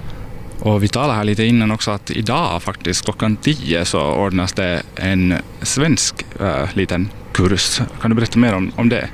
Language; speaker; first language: Swedish; native; Swedish